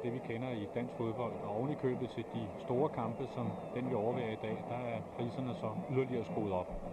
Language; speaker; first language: Danish; native; Danish